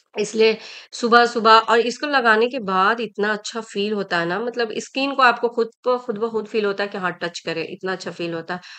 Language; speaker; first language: Hindi; native; Hindi